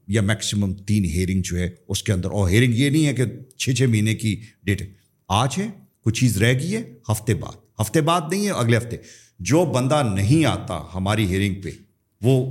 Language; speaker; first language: Urdu; native; Urdu